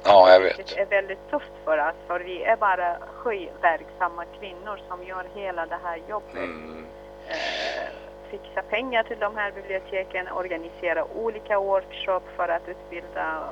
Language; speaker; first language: Swedish; early bilingual, other home language; Arabic